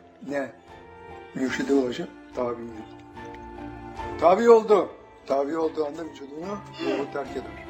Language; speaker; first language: Turkish; native; Turkish